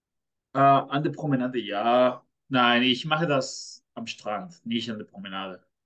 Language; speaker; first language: German; non-native, fluent; Spanish